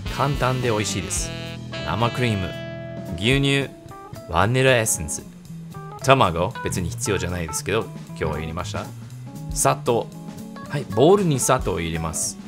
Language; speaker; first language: Japanese; non-native, fluent; English